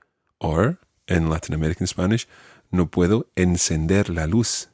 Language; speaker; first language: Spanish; non-native, fluent; English